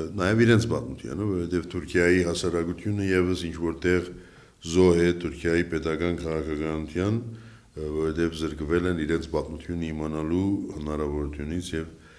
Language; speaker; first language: Armenian; early bilingual, heritage; Armenian